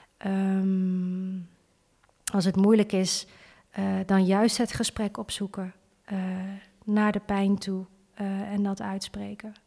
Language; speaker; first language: Dutch; early bilingual, other home language; Vietnamese